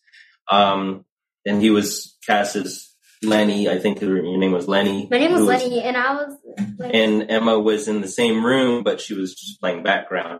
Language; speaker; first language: English; native; English